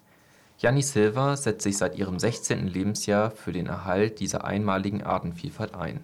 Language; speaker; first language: German; native; German